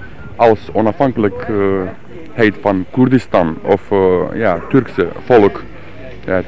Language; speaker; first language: Dutch; non-native, learner; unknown